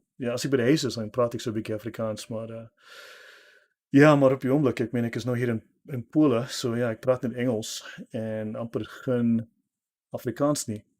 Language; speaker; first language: Afrikaans; non-native, learner; English